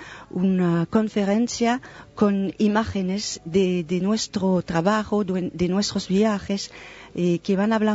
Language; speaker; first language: Spanish; non-native, fluent; French